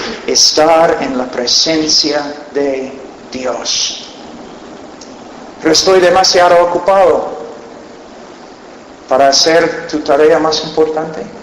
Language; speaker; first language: Spanish; non-native, fluent; English